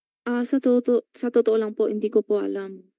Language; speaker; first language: Filipino; non-native, learner; Chinese